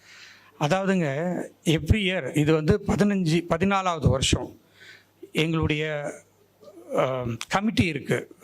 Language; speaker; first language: Tamil; native; Tamil